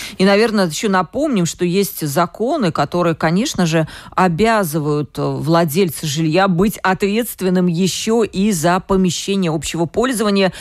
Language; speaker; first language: Russian; native; Russian